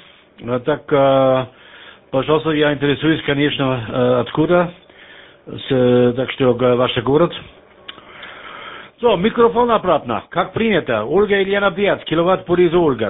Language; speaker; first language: Russian; non-native, learner; German